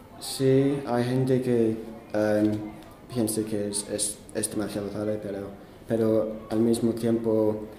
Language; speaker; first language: Spanish; non-native, fluent; English